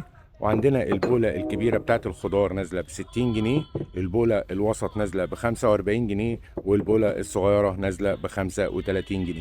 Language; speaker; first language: Arabic; native; Arabic